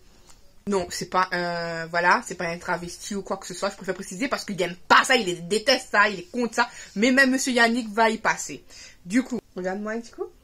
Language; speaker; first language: French; native; French